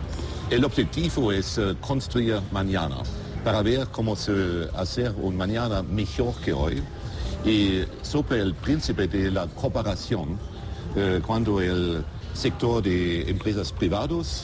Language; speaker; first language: Spanish; non-native, learner; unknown